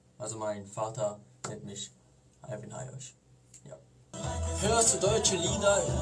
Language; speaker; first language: German; early bilingual, heritage; German